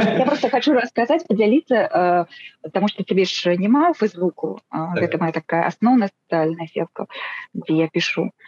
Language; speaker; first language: Belarusian; non-native, local second language; Russian